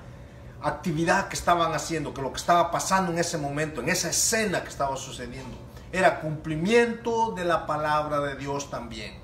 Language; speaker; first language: Spanish; native; Spanish